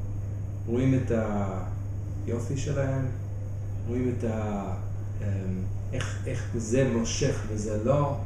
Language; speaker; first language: Hebrew; non-native, fluent; English